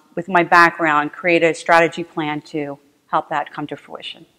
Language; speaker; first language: English; native; English